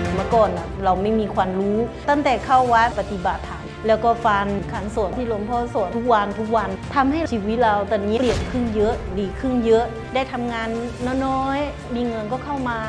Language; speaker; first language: Thai; non-native, fluent; Burmese